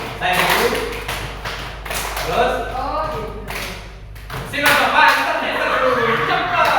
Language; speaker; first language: Indonesian; native; Indonesian